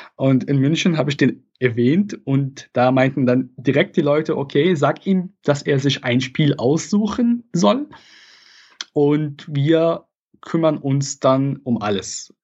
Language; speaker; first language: German; non-native, fluent; Arabic